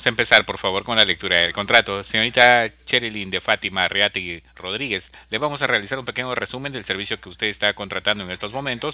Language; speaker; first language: Spanish; native; Spanish